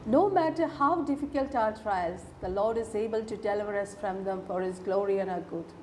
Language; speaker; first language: English; non-native, local second language; Malayalam